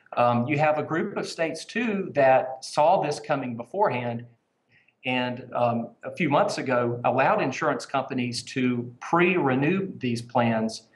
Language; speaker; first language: English; native; English